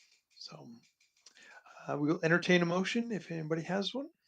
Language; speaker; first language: English; native; English